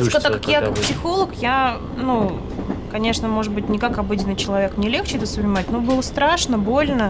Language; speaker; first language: Russian; native; Russian